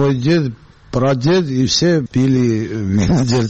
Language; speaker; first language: Russian; non-native, local second language; Georgian